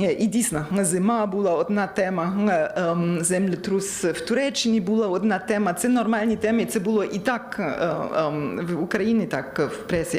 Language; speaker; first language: Ukrainian; non-native, learner; German